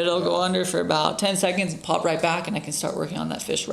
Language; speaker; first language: English; native; English